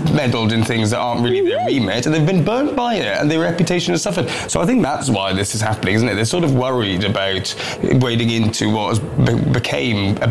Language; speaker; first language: English; native; English